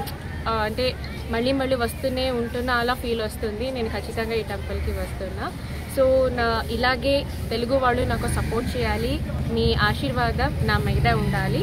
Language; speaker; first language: Telugu; non-native, fluent; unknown